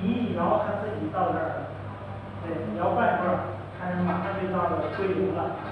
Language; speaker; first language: Chinese; native; Chinese